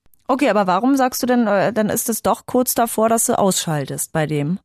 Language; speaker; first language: German; native; German